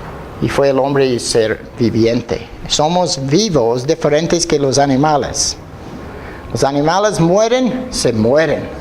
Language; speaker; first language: Spanish; non-native, fluent; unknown